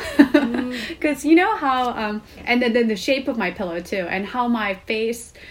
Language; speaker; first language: English; non-native, fluent; Korean